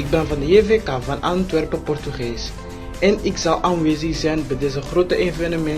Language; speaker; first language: Dutch; non-native, fluent; Portuguese